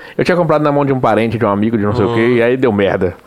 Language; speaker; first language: Portuguese; native; Portuguese